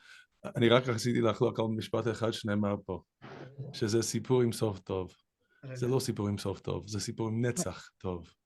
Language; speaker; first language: Hebrew; non-native, fluent; English